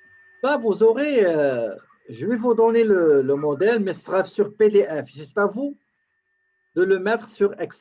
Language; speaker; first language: French; native; French